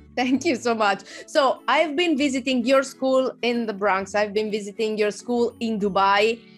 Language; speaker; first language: English; non-native, fluent; Italian